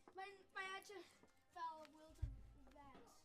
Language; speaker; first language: Welsh; non-native, local second language; English